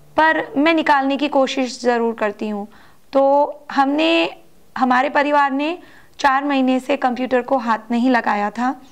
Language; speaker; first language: Hindi; non-native, local second language; Marathi